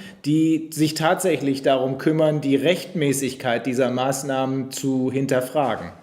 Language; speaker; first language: German; native; German